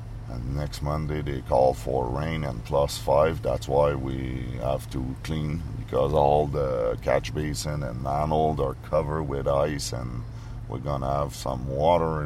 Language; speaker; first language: English; non-native, fluent; French